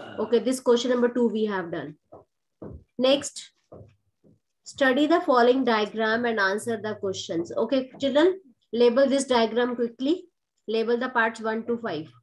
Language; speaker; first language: English; non-native, local second language; Hindi